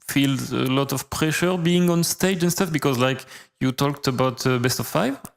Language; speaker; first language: English; non-native, fluent; French